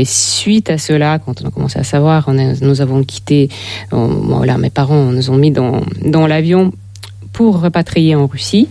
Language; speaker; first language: French; non-native, fluent; Russian